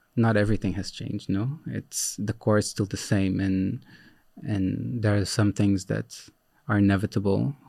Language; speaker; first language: English; non-native, fluent; Portuguese